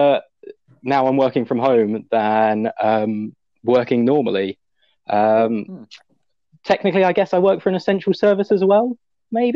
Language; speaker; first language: English; native; English